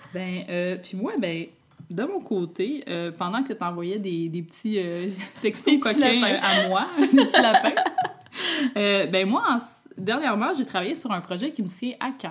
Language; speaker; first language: French; native; French